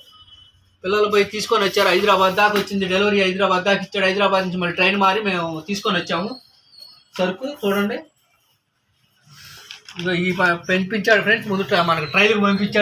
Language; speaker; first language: Telugu; native; Telugu